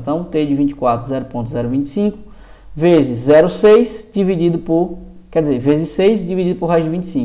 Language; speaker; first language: Portuguese; native; Portuguese